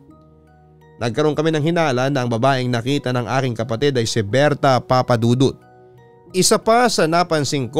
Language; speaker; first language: Filipino; native; Filipino